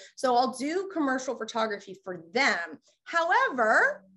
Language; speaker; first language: English; native; English